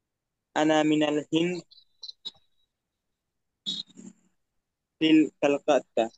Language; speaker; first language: Arabic; non-native, learner; Bangla